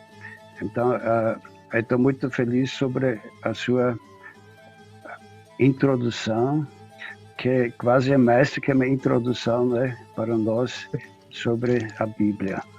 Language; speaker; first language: Portuguese; non-native, fluent; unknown